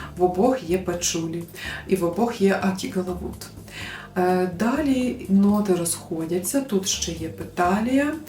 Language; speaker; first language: Ukrainian; native; Ukrainian